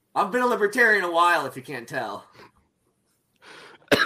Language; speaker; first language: English; native; English